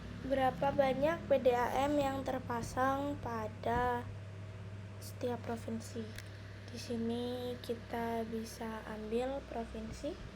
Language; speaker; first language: Indonesian; native; Indonesian